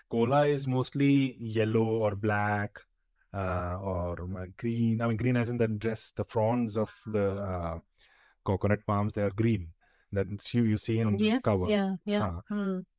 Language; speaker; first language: English; non-native, local second language; Tulu